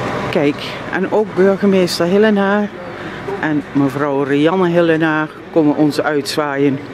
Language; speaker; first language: Dutch; native; Dutch